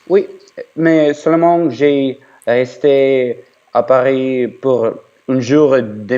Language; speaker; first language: French; non-native, learner; Ukrainian